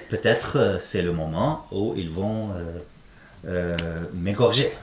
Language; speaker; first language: French; non-native, fluent; Arabic